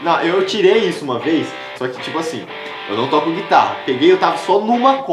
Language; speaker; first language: Portuguese; native; Portuguese